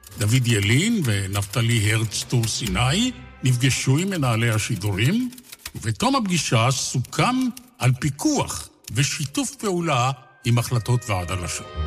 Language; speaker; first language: Hebrew; native; Hebrew